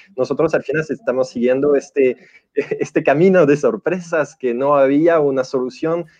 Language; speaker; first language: Spanish; non-native, fluent; French